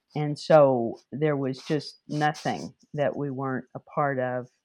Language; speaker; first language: English; native; English